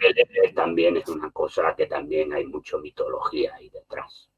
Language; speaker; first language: Spanish; native; Spanish